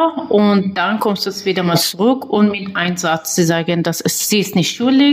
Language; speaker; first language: German; non-native, learner; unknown